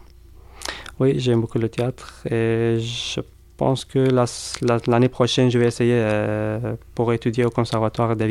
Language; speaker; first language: French; non-native, learner; Arabic